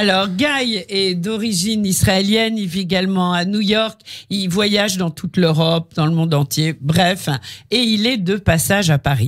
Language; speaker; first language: French; native; French